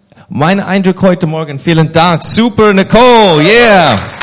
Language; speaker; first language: German; non-native, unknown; English